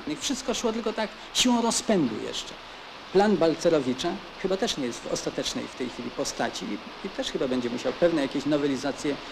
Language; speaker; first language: Polish; native; Polish